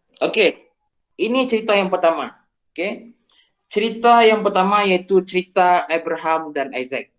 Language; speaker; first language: Malay; non-native, local second language; Iban